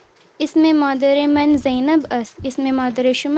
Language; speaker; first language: Persian; non-native, learner; Urdu